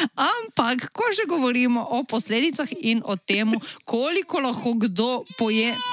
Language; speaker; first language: Slovenian; native; Slovenian